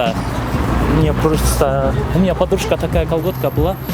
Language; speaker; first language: Russian; non-native, local second language; Kyrgyz